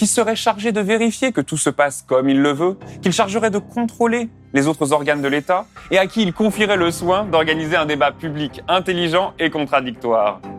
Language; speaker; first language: French; native; French